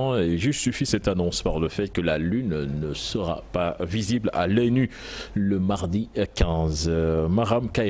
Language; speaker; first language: French; non-native, local second language; Wolof